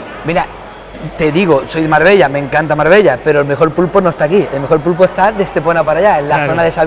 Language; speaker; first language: Spanish; native; Spanish